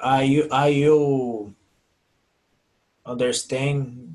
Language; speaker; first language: English; non-native, learner; Portuguese